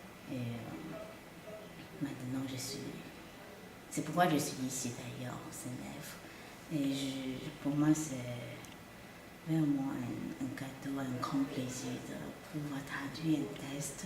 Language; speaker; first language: French; non-native, fluent; Chinese